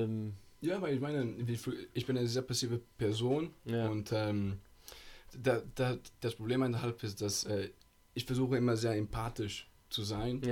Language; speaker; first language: German; non-native, fluent; Italian